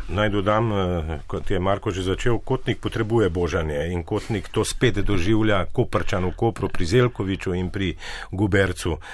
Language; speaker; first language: Slovenian; native; Slovenian